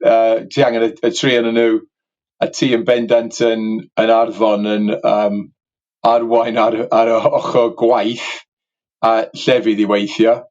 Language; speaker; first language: Welsh; native; Welsh